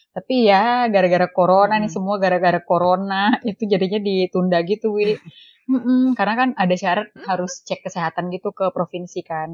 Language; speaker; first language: Indonesian; native; Indonesian